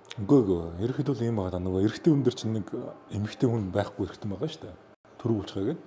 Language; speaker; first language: Mongolian; native; Mongolian